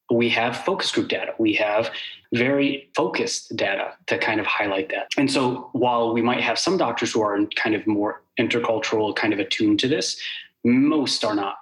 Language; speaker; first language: English; early bilingual, other home language; Arabic